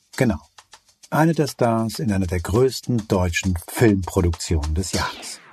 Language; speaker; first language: German; early bilingual, other home language; Spanish